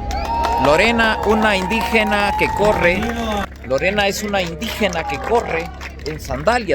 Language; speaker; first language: Spanish; native; Spanish